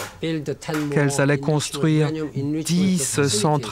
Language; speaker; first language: French; non-native, learner; Korean